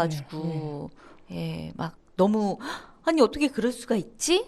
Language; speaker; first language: Korean; native; Korean